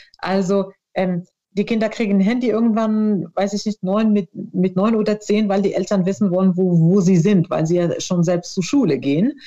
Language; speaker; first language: German; non-native, fluent; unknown